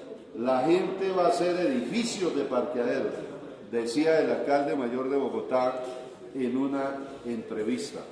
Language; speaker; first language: Spanish; native; Spanish